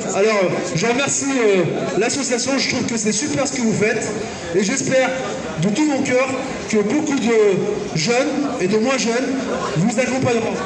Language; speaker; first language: French; early bilingual, other home language; Arabic